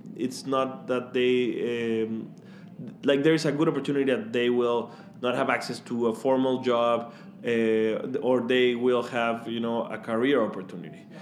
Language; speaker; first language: English; non-native, fluent; Spanish